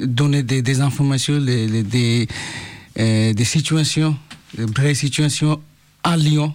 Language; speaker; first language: French; non-native, learner; Bangla